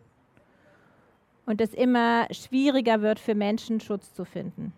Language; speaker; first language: German; native; German